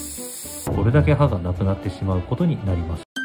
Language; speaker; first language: Japanese; native; Japanese